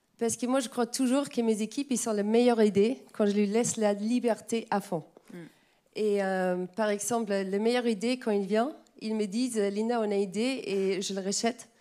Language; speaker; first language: French; non-native, fluent; German